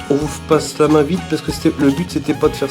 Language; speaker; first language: French; native; French